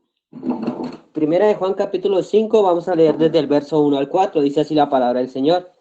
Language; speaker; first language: Spanish; native; Spanish